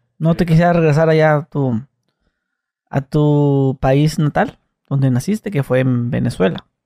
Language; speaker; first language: Spanish; native; Spanish